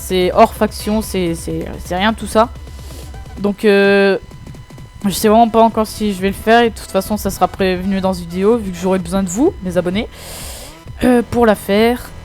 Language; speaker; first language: French; native; French